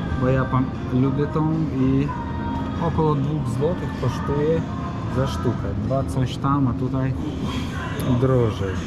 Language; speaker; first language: Polish; non-native, learner; Ukrainian